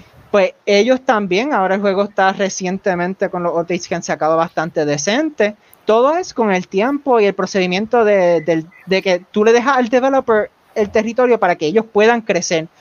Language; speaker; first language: Spanish; native; Spanish